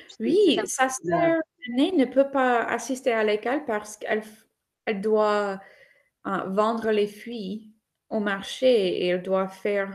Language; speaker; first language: French; non-native, fluent; English